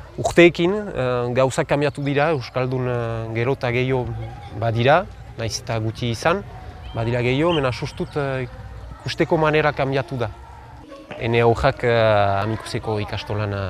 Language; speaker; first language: Basque; non-native, local second language; French